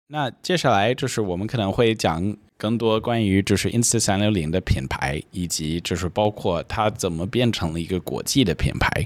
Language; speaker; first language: Chinese; non-native, fluent; English